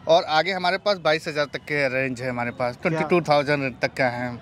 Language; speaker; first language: Hindi; native; Hindi